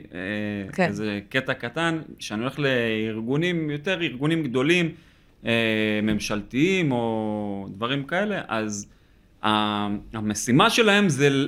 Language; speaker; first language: Hebrew; native; Hebrew